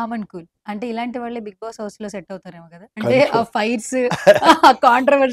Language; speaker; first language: Telugu; native; Telugu